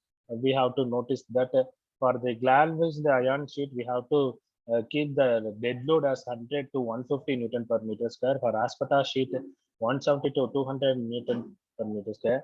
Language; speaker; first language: English; non-native, local second language; Tamil